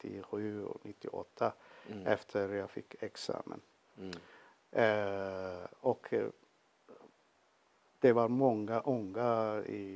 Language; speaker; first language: Swedish; non-native, fluent; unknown